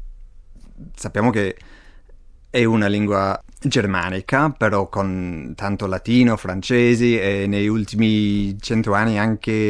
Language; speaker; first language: Italian; non-native, fluent; English